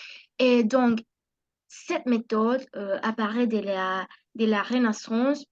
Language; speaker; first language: French; non-native, learner; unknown